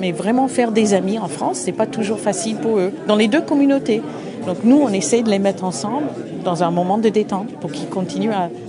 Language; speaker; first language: French; non-native, fluent; English